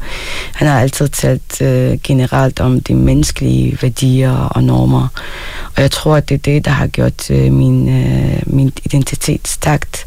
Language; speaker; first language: Danish; early bilingual, other home language; Arabic